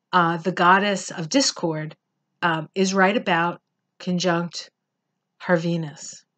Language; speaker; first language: English; native; English